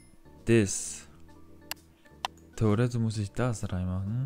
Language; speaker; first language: German; non-native, learner; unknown